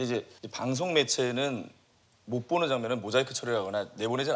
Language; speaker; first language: Korean; native; Korean